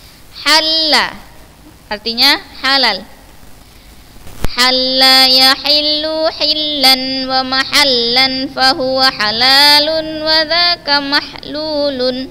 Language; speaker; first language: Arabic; non-native, fluent; Indonesian